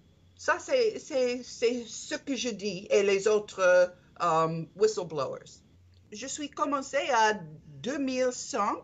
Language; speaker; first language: French; non-native, learner; English